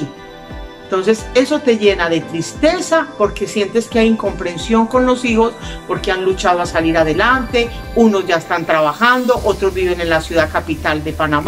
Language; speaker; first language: Spanish; native; Spanish